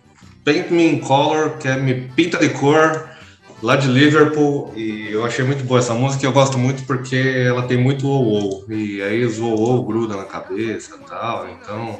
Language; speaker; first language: Portuguese; native; Portuguese